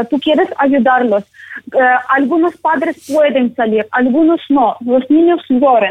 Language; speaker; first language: Spanish; non-native, learner; Ukrainian